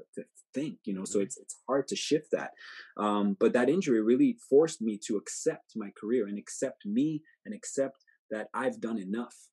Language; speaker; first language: English; native; English